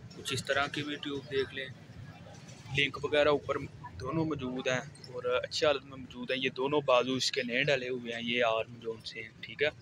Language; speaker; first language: Urdu; non-native, local second language; Punjabi